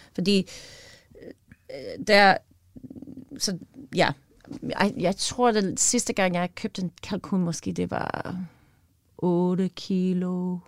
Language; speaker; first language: Danish; non-native, learner; English